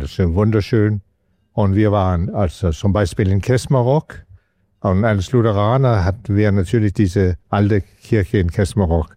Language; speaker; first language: German; non-native, learner; Danish